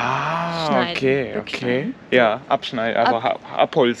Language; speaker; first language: German; native; German